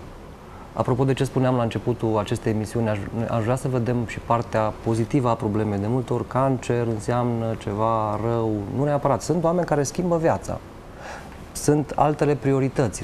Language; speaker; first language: Romanian; native; Romanian